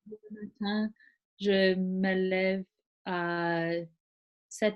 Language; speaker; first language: French; non-native, learner; English